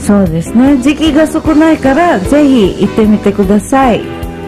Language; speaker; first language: Japanese; non-native, fluent; Filipino